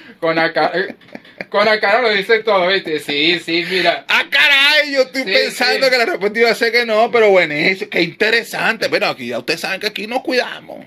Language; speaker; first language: Spanish; native; Spanish